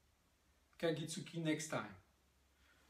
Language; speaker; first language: English; non-native, learner; French